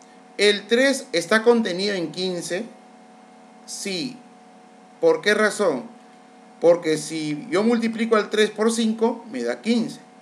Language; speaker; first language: Spanish; native; Spanish